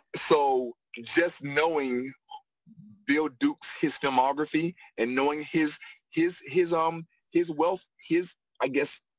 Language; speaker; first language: English; native; English